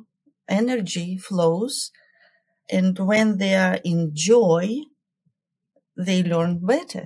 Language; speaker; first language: English; non-native, fluent; Ukrainian